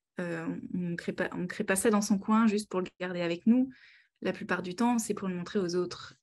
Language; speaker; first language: French; native; French